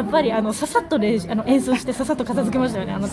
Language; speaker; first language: Japanese; native; Japanese